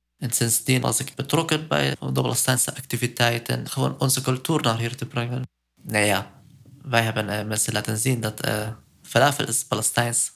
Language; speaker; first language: Dutch; non-native, fluent; Arabic